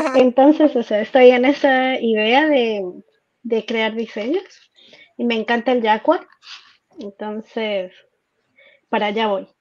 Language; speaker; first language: Spanish; native; Spanish